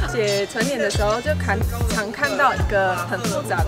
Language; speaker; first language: Chinese; non-native, fluent; English